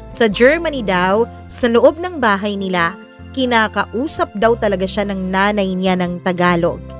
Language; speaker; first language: Filipino; non-native, local second language; Cebuano